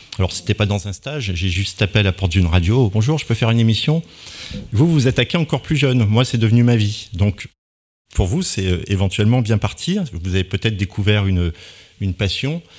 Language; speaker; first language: French; native; French